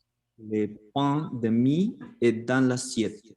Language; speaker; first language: French; non-native, learner; Spanish